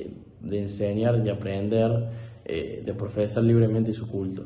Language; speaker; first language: Spanish; native; Spanish